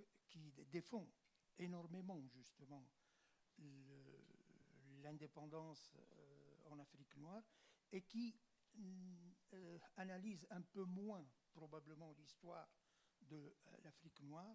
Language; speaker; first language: French; non-native, local second language; Arabic